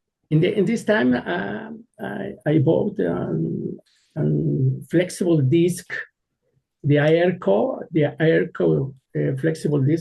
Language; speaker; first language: English; non-native, learner; Spanish